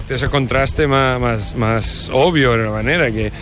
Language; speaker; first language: Spanish; non-native, fluent; English